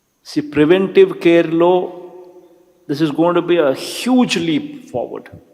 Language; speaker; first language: English; non-native, local second language; Telugu